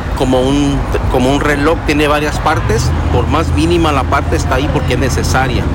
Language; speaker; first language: Spanish; early bilingual, heritage; Spanish